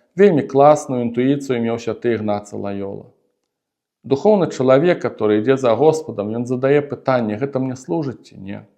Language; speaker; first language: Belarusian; non-native, local second language; Russian